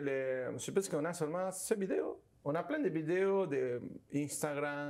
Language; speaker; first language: French; non-native, learner; Spanish